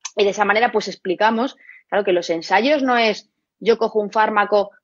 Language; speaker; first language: Spanish; native; Spanish